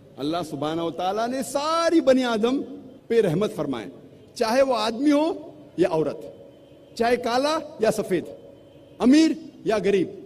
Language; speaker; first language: Urdu; non-native, local second language; Konkani